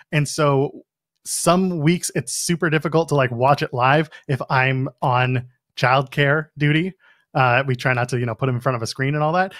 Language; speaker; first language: English; native; English